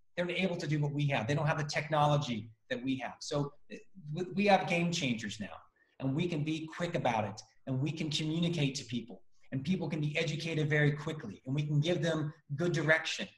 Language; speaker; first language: English; native; English